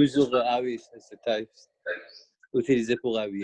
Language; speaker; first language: French; non-native, learner; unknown